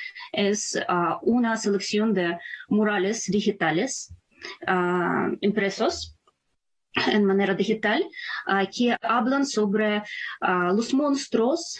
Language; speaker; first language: Spanish; non-native, fluent; Ukrainian